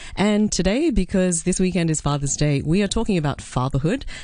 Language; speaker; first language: English; native; English